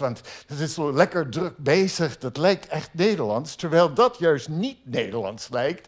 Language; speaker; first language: Dutch; non-native, fluent; English